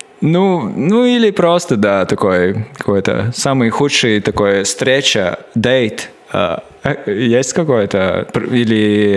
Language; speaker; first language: Russian; non-native, local second language; Latvian